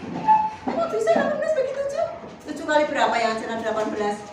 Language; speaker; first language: Indonesian; native; Indonesian